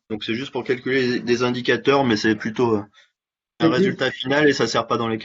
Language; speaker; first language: French; native; French